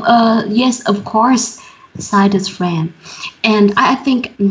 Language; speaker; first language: English; non-native, learner; Vietnamese